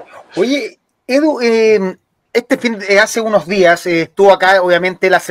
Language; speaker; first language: Spanish; native; Spanish